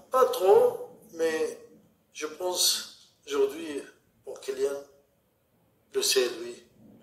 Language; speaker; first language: French; non-native, learner; Arabic